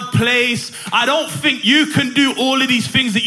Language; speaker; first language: English; native; English